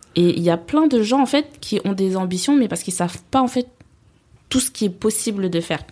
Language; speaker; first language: French; native; French